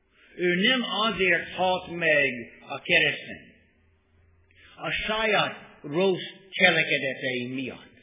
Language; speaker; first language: Hungarian; non-native, learner; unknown